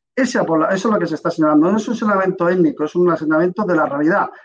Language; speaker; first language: Spanish; native; Spanish